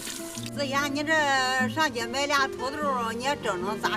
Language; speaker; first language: Chinese; native; Chinese